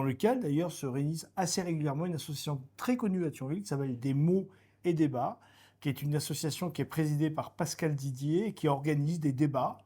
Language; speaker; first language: French; native; French